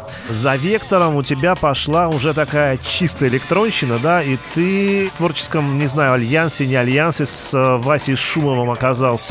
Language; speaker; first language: Russian; native; Russian